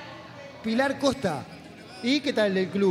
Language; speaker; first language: Spanish; native; Spanish